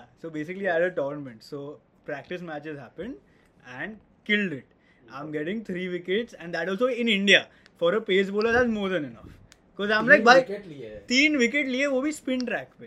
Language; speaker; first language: English; non-native, local second language; Hindi